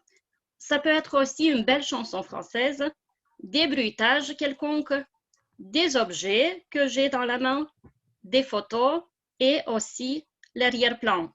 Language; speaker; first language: French; non-native, fluent; Lithuanian